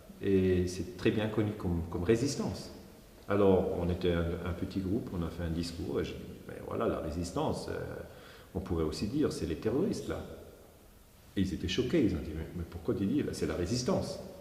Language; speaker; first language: French; non-native, local second language; German